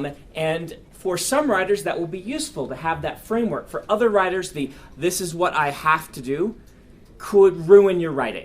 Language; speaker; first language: English; native; English